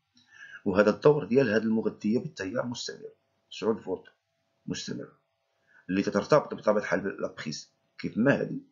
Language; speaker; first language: Arabic; native; Arabic